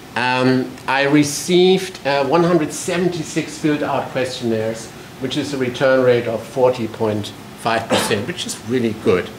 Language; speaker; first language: English; non-native, fluent; German